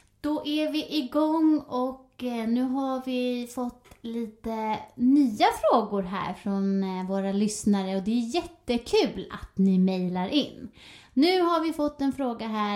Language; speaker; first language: Swedish; native; Swedish